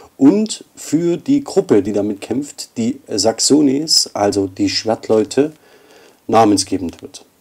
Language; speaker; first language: German; native; German